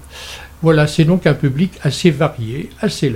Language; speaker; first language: French; native; French